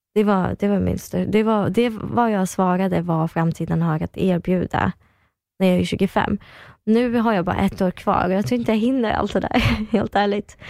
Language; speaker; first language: Swedish; early bilingual, other home language; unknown